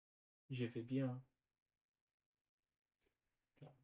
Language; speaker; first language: French; non-native, learner; Portuguese